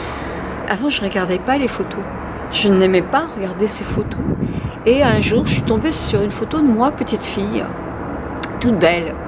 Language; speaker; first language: French; native; French